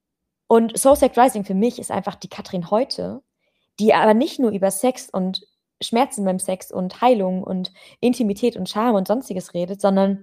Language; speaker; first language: German; native; German